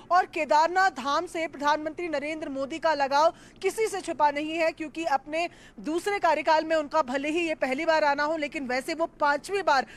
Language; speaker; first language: Hindi; native; Hindi